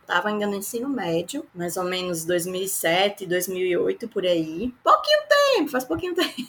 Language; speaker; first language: Portuguese; native; Portuguese